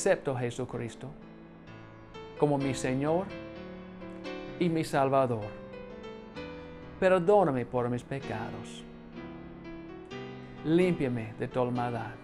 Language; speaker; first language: Spanish; non-native, fluent; English